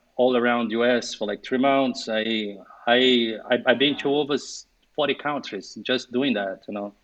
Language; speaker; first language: English; non-native, fluent; Portuguese